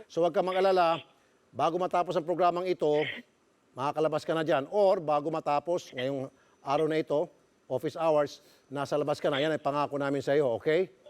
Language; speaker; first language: Filipino; native; Filipino